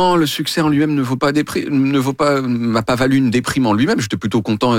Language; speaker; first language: French; native; French